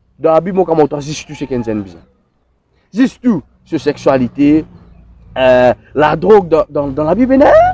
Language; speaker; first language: French; non-native, local second language; Morisyen